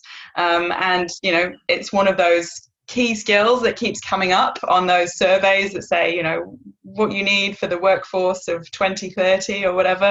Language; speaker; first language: English; native; English